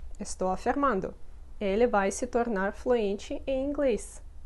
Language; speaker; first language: Portuguese; non-native, fluent; Russian